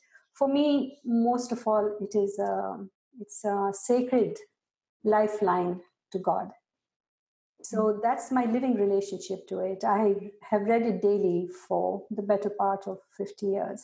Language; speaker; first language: English; non-native, local second language; Urdu